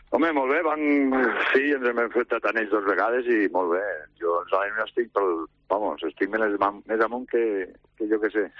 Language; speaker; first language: Catalan; native; Catalan